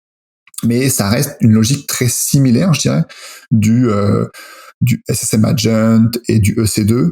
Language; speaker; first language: French; native; French